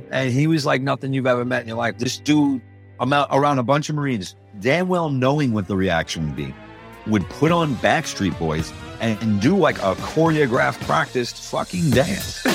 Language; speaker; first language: English; early bilingual, other home language; Spanish